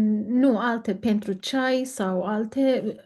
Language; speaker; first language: Romanian; non-native, learner; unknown